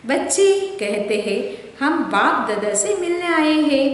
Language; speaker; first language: Hindi; non-native, local second language; Telugu